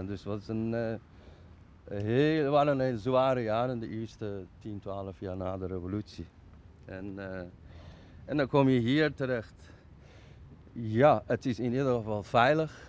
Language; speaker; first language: Dutch; non-native, fluent; Persian